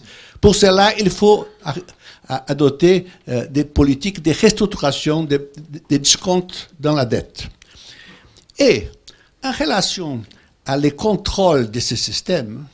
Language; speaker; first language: French; non-native, fluent; Portuguese